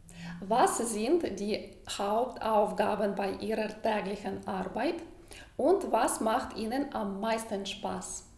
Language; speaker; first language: German; non-native, fluent; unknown